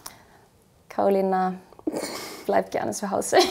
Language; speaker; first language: German; non-native, fluent; Icelandic